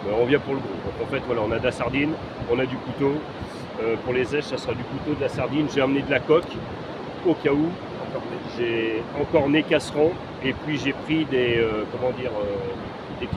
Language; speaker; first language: French; native; French